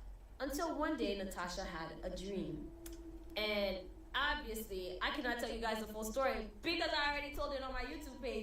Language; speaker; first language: English; early bilingual, other home language; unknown